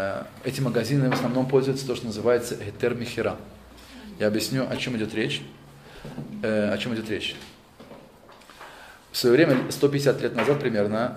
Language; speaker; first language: Russian; native; Russian